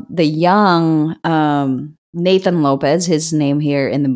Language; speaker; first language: English; non-native, local second language; Filipino